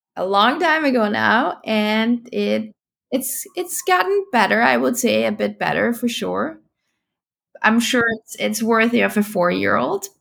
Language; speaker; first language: English; non-native, fluent; German